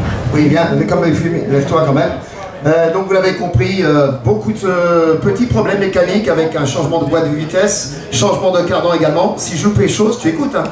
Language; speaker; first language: French; native; French